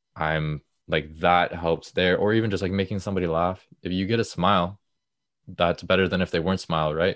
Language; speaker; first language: English; native; English